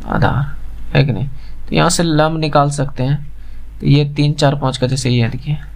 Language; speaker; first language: Hindi; native; Hindi